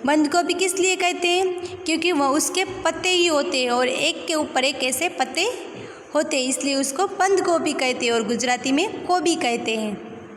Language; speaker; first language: Hindi; non-native, local second language; Gujarati